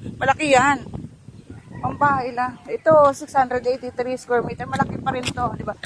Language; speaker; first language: Filipino; non-native, local second language; Hiligaynon